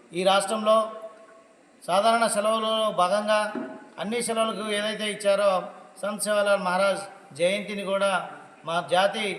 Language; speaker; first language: Telugu; non-native, local second language; Lambadi